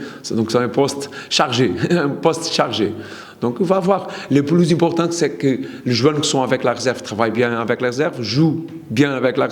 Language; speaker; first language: French; non-native, learner; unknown